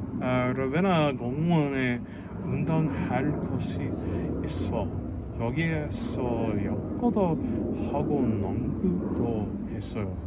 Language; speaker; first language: Korean; non-native, learner; English